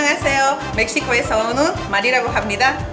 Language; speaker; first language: Korean; non-native, learner; Spanish